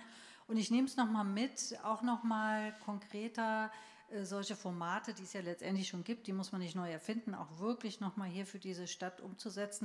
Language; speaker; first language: German; native; German